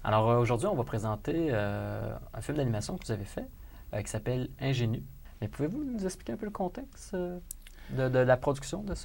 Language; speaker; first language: French; native; French